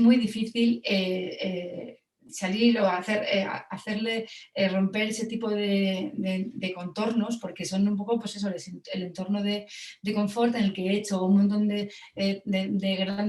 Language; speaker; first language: Spanish; native; Spanish